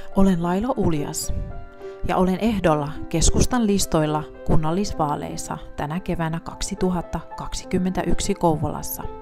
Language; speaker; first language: Finnish; non-native, fluent; English